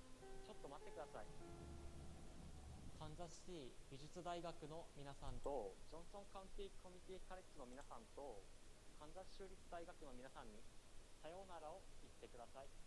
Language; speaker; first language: Japanese; non-native, learner; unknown